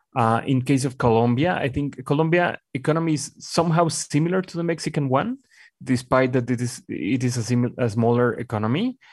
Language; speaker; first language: English; non-native, fluent; Spanish